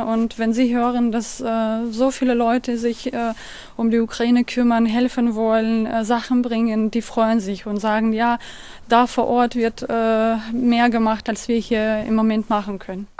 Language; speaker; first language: German; non-native, fluent; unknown